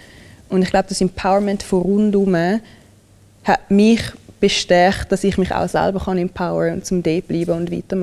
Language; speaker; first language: German; early bilingual, other home language; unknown